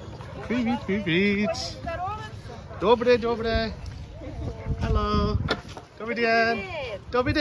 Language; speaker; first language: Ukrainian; non-native, learner; English